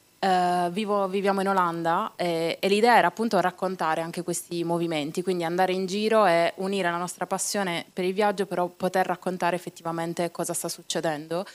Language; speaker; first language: Italian; native; Italian